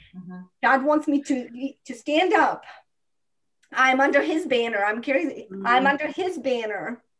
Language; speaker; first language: English; non-native, fluent; Croatian